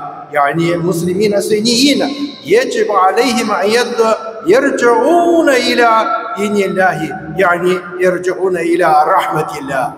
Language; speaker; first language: Arabic; non-native, fluent; Chinese